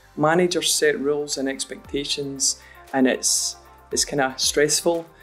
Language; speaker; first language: English; native; English